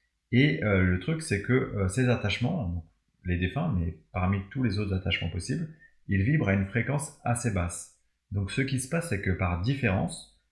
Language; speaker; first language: French; native; French